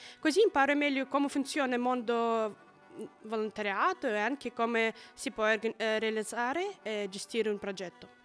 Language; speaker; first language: Italian; non-native, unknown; Russian